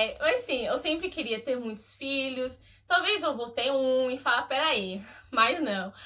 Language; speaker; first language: Portuguese; early bilingual, heritage; Portuguese